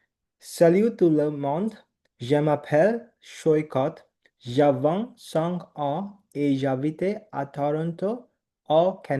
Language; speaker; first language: French; non-native, learner; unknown